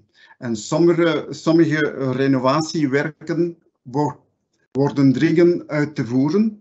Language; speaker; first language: Dutch; non-native, local second language; French